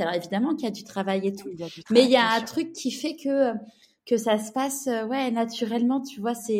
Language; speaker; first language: French; native; French